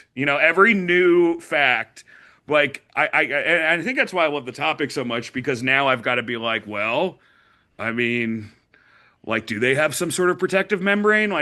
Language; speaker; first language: English; native; English